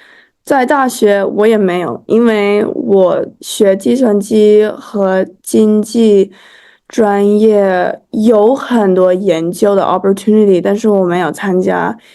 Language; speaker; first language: Chinese; early bilingual, heritage; Chinese